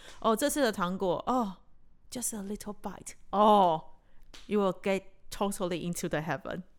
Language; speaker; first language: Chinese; native; Chinese